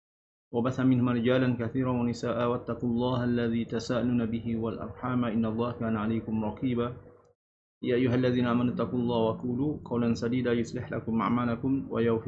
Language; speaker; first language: Arabic; non-native, fluent; Malay